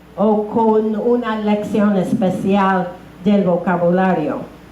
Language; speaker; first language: Spanish; non-native, fluent; English